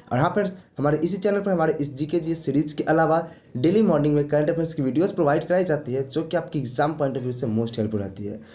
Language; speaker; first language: Hindi; native; Hindi